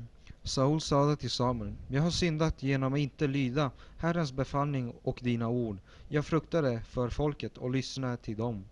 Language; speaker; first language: Swedish; early bilingual, other home language; Spanish